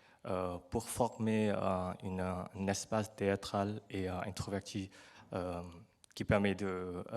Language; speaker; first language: French; non-native, learner; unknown